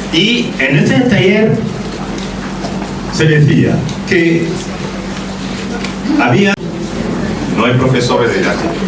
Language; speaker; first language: Spanish; non-native, fluent; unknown